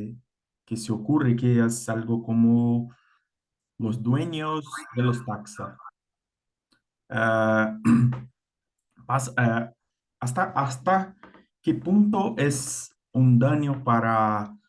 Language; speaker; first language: Spanish; non-native, fluent; Portuguese